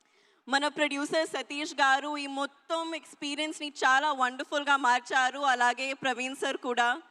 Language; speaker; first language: Telugu; non-native, learner; Hindi